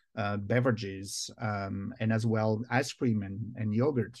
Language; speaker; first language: English; non-native, fluent; French